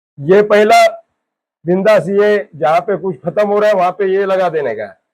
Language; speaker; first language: Hindi; native; Hindi